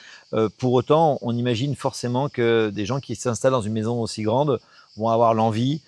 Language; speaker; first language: French; native; French